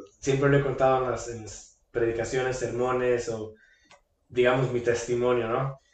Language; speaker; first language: Spanish; early bilingual, heritage; Spanish